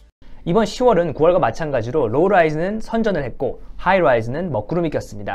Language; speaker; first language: Korean; native; Korean